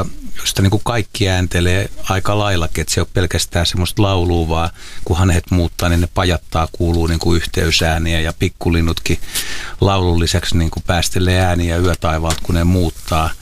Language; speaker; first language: Finnish; native; Finnish